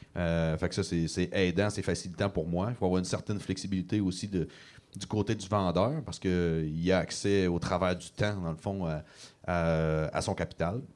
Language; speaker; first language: French; native; French